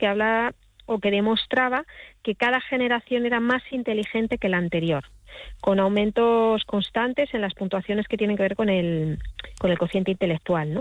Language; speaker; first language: Spanish; native; Spanish